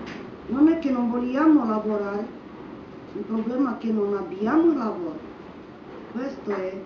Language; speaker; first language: Italian; non-native, fluent; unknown